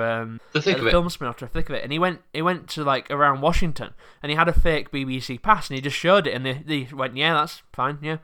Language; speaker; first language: English; native; English